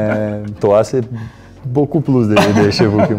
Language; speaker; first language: French; non-native, learner; Portuguese